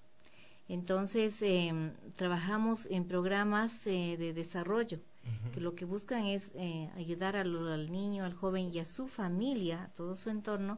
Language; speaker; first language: Spanish; native; Spanish